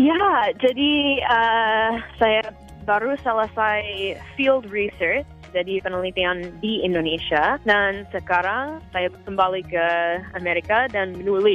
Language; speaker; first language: Indonesian; non-native, fluent; English